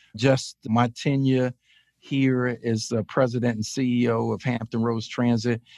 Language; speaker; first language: English; native; English